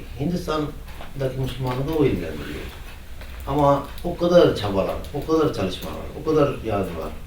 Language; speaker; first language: Turkish; non-native, fluent; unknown